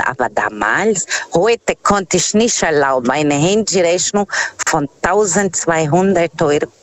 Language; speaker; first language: German; non-native, fluent; Portuguese